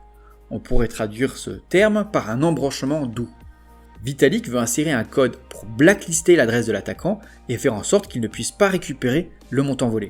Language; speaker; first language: French; native; French